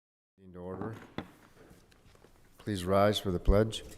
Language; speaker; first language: English; native; English